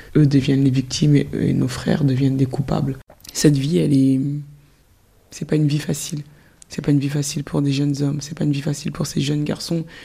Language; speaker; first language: French; early bilingual, other home language; Soninke